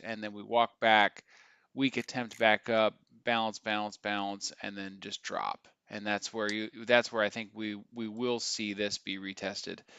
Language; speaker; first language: English; native; English